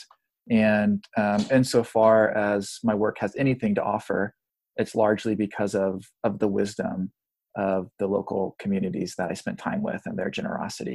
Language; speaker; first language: English; native; English